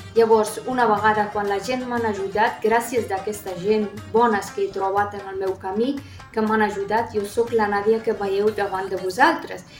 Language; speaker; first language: Catalan; non-native, fluent; Persian